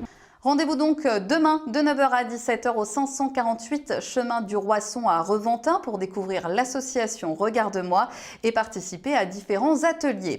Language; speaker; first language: French; native; French